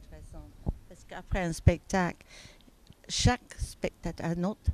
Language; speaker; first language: French; non-native, fluent; English